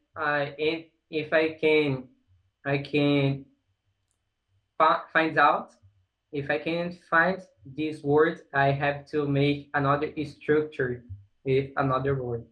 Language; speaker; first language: English; non-native, learner; Portuguese